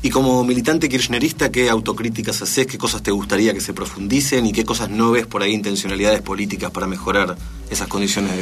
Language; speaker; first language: Spanish; native; Spanish